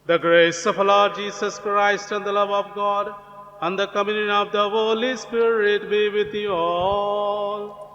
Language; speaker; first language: English; non-native, local second language; Gujarati